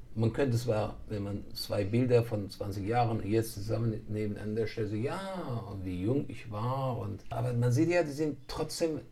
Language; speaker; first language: German; non-native, fluent; Persian